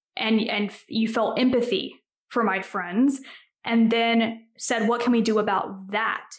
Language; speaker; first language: English; native; English